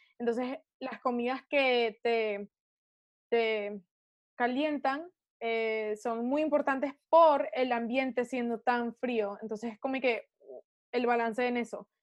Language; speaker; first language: Spanish; early bilingual, heritage; Spanish